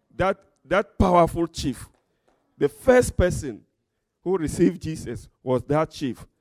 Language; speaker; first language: English; non-native, fluent; Ewe